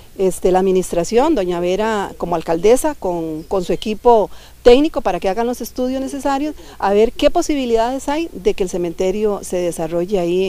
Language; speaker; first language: Spanish; native; Spanish